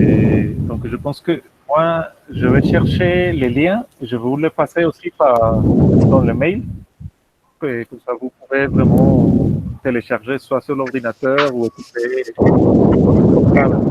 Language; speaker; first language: French; non-native, fluent; Spanish